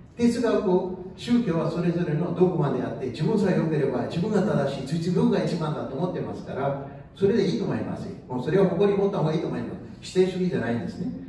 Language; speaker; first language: Japanese; non-native, fluent; Urdu